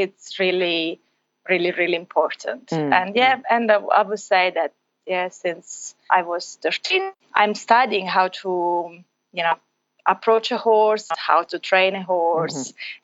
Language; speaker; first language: English; non-native, fluent; Italian